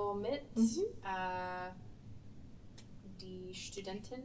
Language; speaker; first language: German; non-native, learner; English